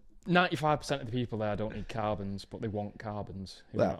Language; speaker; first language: English; native; English